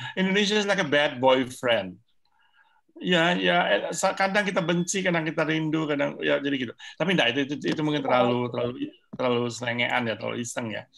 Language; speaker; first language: Indonesian; native; Indonesian